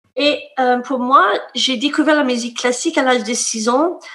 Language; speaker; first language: French; non-native, fluent; English